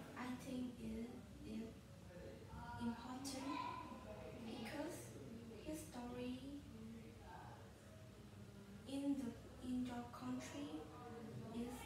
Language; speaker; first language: English; non-native, learner; Vietnamese